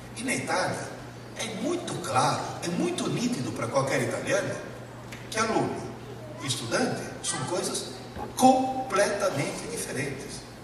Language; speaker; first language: Portuguese; early bilingual, other home language; Italian